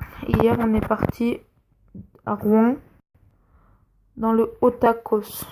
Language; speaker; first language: French; native; French